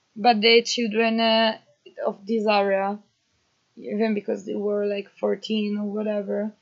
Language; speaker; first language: English; non-native, fluent; Italian